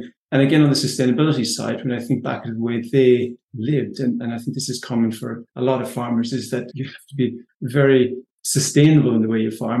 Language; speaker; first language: English; native; English